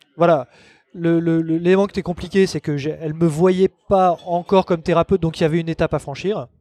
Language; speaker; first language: French; native; French